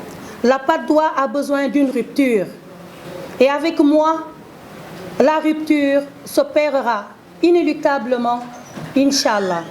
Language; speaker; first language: French; non-native, local second language; Wolof